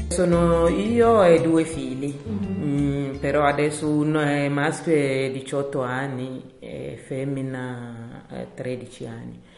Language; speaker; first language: Italian; non-native, learner; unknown